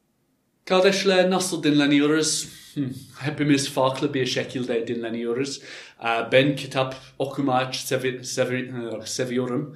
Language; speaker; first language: Turkish; non-native, fluent; English